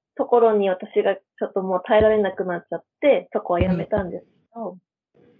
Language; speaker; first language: Japanese; native; Japanese